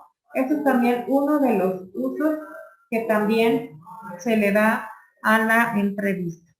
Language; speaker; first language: Spanish; native; Spanish